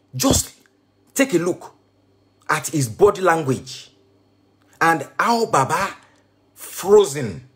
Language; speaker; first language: English; non-native, local second language; Yoruba